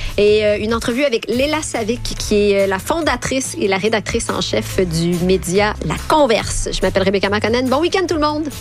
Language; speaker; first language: French; native; French